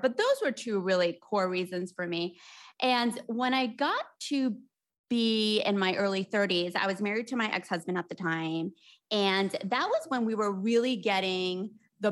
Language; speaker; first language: English; early bilingual, other home language; Spanish